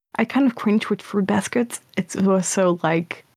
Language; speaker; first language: English; early bilingual, other home language; Dutch